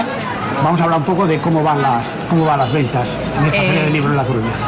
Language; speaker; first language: Spanish; native; Spanish